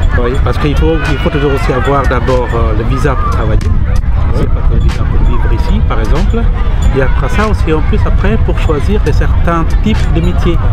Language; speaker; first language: French; non-native, fluent; Balinese